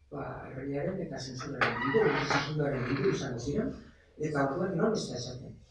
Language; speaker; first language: Basque; native; Basque